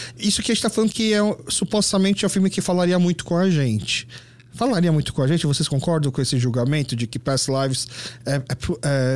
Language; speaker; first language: Portuguese; early bilingual, other home language; Korean